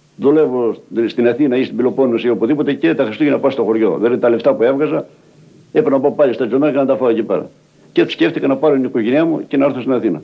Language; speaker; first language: Greek; native; Greek